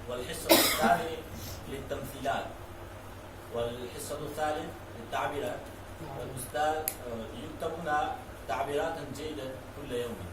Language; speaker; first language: Arabic; non-native, learner; Urdu